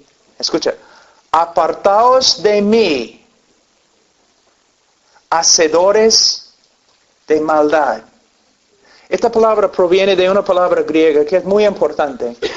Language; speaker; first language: Spanish; non-native, fluent; English